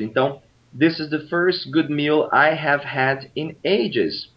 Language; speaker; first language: English; non-native, fluent; Portuguese